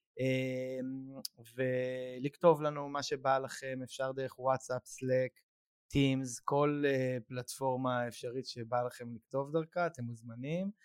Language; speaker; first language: Hebrew; native; Hebrew